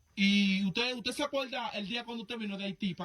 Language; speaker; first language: Spanish; native; Spanish